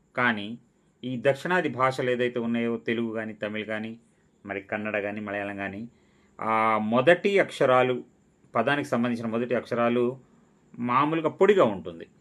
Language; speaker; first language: Telugu; non-native, local second language; Lambadi